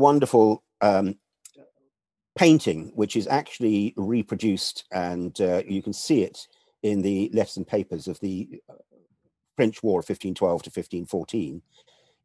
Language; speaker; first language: English; native; English